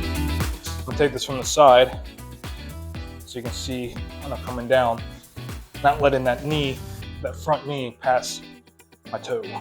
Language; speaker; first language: English; native; English